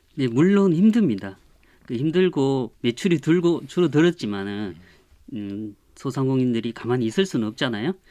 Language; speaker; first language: Korean; native; Korean